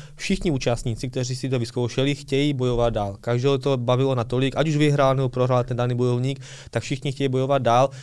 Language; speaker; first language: Czech; early bilingual, other home language; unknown